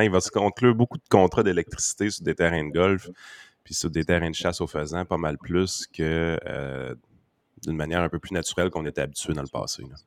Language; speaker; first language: French; native; French